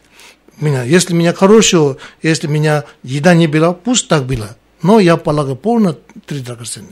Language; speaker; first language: Russian; non-native, learner; Tibetan